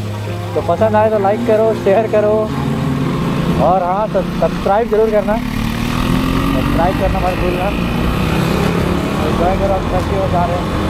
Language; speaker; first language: Hindi; native; Hindi